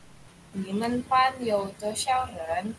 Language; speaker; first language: Chinese; non-native, learner; Indonesian